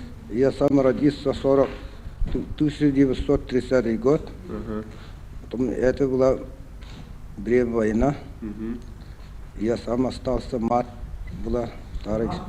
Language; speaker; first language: Russian; non-native, local second language; Yakut